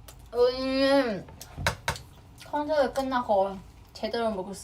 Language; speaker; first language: Korean; non-native, fluent; Chinese